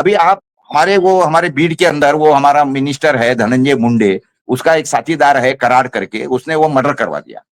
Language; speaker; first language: Hindi; non-native, local second language; Marathi